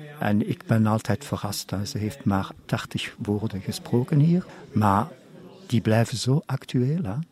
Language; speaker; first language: Dutch; non-native, local second language; German